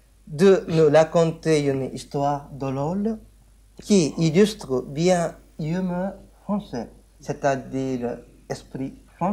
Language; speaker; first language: French; non-native, learner; Japanese